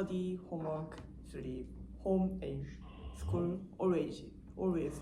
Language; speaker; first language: English; non-native, learner; Korean